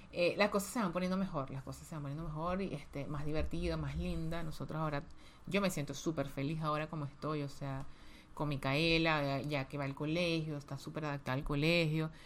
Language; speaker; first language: Spanish; native; Spanish